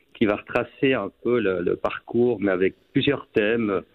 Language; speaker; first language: French; native; French